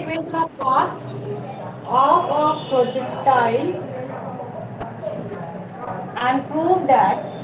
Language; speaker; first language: English; non-native, local second language; Hindi